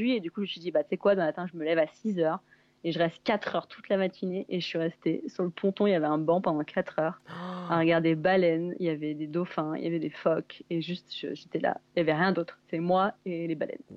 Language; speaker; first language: French; native; French